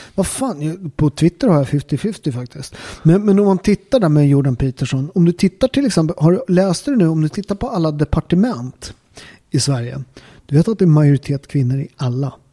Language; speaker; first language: Swedish; native; Swedish